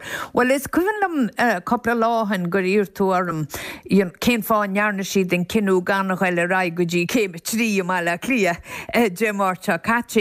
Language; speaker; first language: Irish; native; Irish